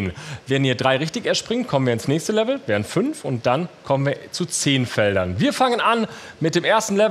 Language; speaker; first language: German; native; German